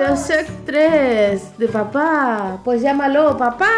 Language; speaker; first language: Spanish; native; Spanish